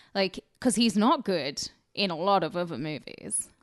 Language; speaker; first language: English; native; English